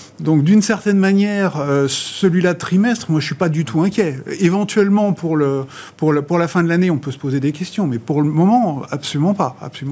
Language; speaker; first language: French; native; French